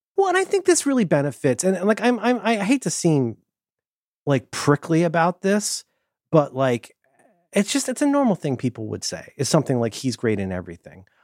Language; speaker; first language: English; native; English